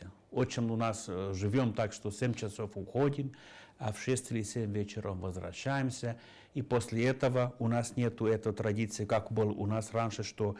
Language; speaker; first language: Russian; non-native, fluent; Finnish